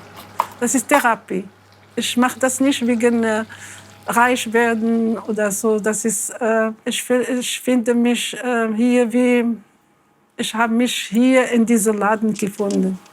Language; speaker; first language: German; non-native, learner; Arabic